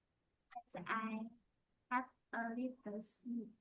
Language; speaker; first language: English; non-native, learner; Vietnamese